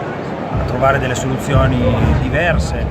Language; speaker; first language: Italian; native; Italian